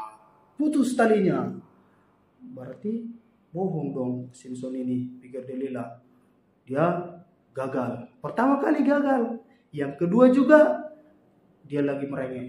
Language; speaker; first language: Indonesian; native; Indonesian